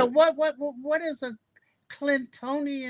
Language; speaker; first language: English; native; English